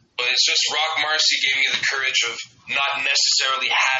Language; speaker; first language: English; non-native, fluent; French